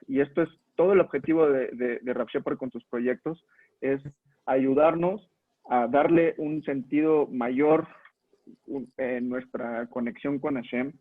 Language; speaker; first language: Spanish; native; Spanish